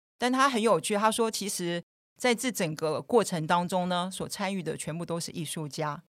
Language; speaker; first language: Chinese; native; Chinese